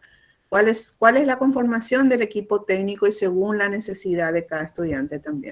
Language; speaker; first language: Spanish; native; Spanish